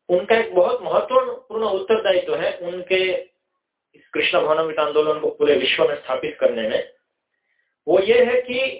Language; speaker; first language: Hindi; non-native, local second language; Gujarati